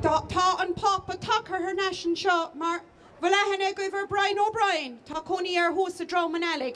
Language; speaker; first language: Irish; native; Irish